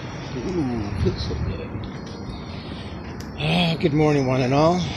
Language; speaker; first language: English; native; English